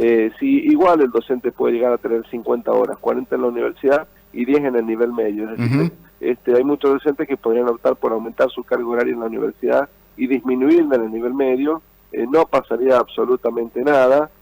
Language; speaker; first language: Spanish; native; Spanish